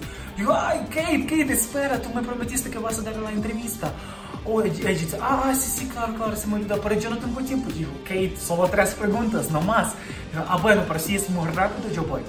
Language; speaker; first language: Spanish; non-native, fluent; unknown